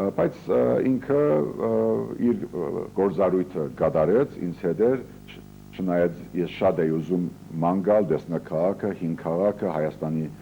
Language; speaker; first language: Armenian; early bilingual, heritage; Armenian